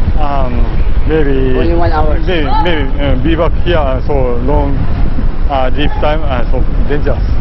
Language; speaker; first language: English; non-native, learner; Japanese